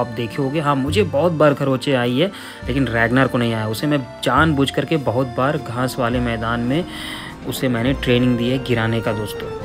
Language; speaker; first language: Hindi; native; Hindi